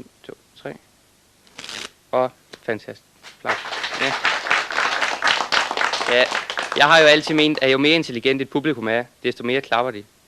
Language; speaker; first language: Danish; native; Danish